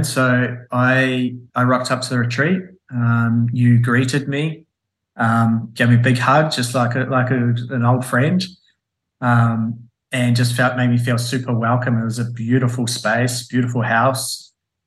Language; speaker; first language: English; native; English